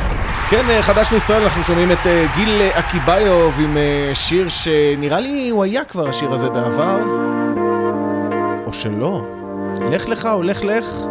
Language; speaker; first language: Hebrew; native; Hebrew